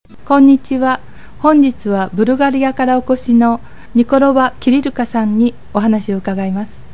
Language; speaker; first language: Japanese; native; Japanese